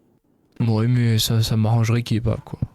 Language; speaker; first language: French; native; French